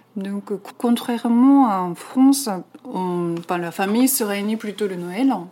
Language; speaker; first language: French; non-native, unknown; Japanese